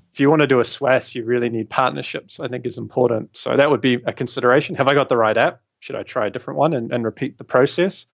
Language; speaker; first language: English; native; English